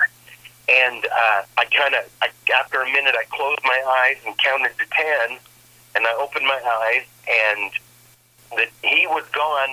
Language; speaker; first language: English; native; English